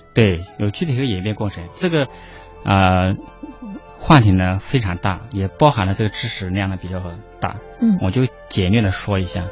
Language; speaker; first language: Chinese; non-native, local second language; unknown